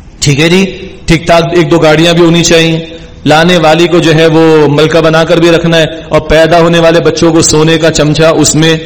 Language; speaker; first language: Urdu; native; Urdu